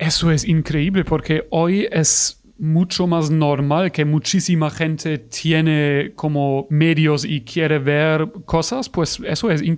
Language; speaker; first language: Spanish; non-native, fluent; German